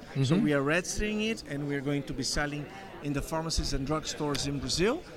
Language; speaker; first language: English; non-native, fluent; Portuguese